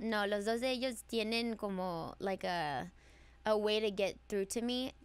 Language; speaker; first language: Spanish; early bilingual, heritage; Spanish